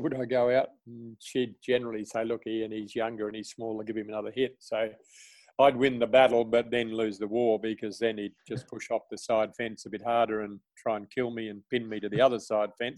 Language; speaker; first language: English; native; English